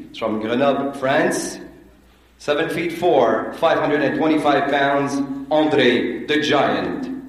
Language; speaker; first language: French; native; French